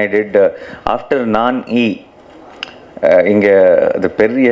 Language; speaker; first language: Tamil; non-native, learner; Telugu